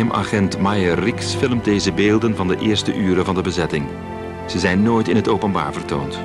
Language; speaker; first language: Dutch; native; Dutch